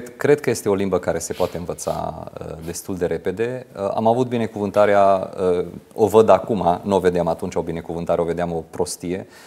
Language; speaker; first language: Romanian; non-native, local second language; Hungarian